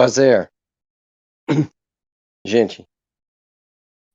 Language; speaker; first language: Portuguese; non-native, learner; English